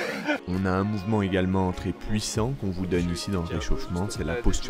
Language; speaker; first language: French; native; French